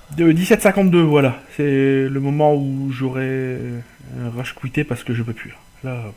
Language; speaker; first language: French; native; French